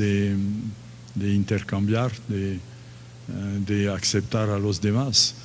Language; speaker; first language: Spanish; non-native, fluent; French